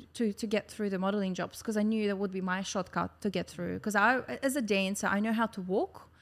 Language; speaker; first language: English; non-native, fluent; Russian